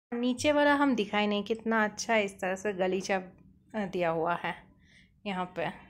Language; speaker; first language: Hindi; non-native, local second language; Bangla